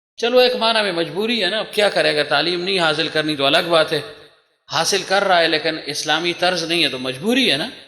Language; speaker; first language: Urdu; non-native, local second language; Pashto